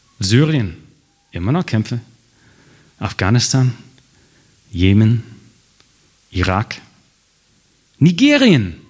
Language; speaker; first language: German; non-native, fluent; English